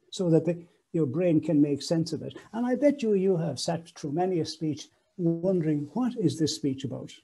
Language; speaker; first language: English; native; English